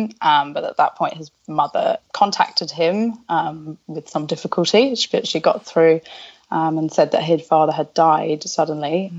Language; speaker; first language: English; native; English